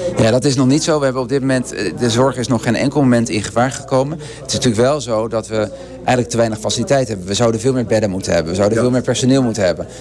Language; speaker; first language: Dutch; non-native, local second language; Papiamento